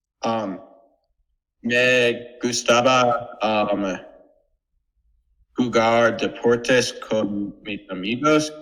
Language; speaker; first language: Spanish; non-native, learner; English